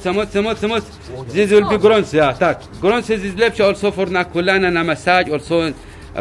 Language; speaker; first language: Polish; non-native, learner; Arabic